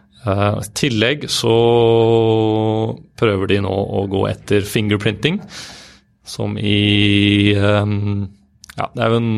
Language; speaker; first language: Norwegian; native; Norwegian